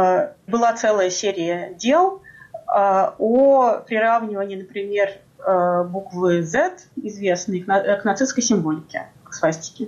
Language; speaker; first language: Russian; native; Russian